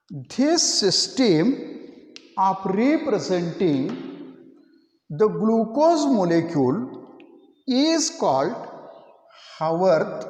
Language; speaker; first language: English; non-native, local second language; Marathi